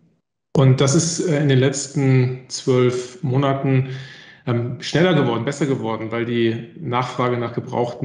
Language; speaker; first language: German; native; German